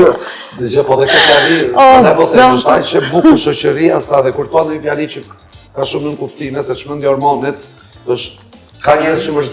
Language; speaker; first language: Albanian; native; Albanian